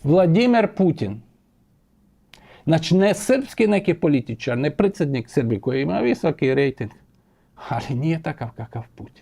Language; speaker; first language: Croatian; non-native, fluent; Ukrainian